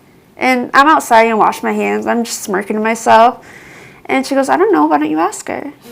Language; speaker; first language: English; native; English